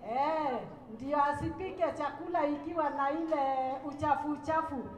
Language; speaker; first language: Swahili; non-native, local second language; Kikuyu